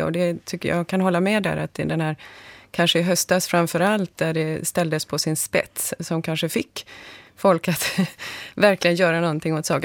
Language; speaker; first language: Swedish; native; Swedish